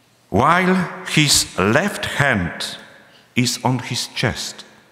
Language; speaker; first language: English; non-native, fluent; Polish